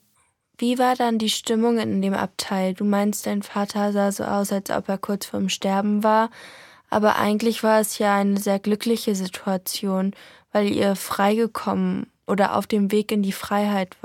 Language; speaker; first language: German; native; German